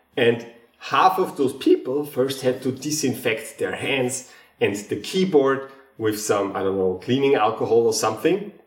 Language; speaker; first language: English; non-native, fluent; German